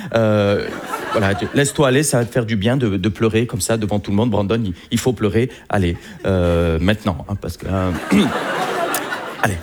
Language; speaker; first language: French; native; French